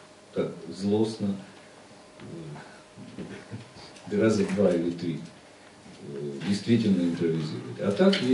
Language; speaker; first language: Russian; native; Russian